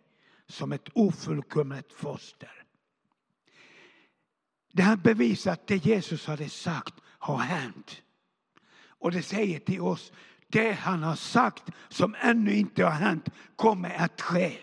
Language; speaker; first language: Swedish; non-native, fluent; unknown